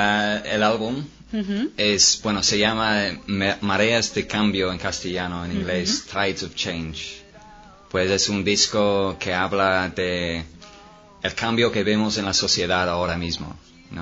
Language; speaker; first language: Spanish; non-native, fluent; English